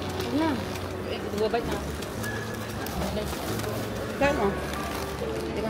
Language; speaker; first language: Filipino; native; Filipino